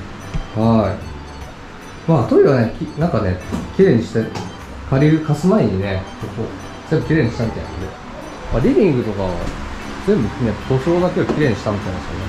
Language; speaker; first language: Japanese; native; Japanese